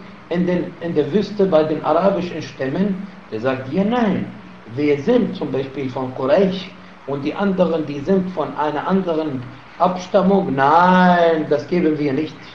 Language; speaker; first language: German; non-native, fluent; Arabic